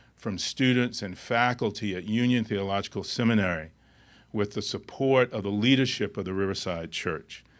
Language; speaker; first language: English; native; English